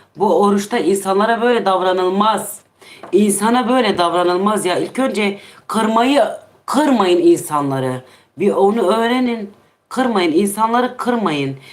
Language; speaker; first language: Turkish; non-native, local second language; Kurdish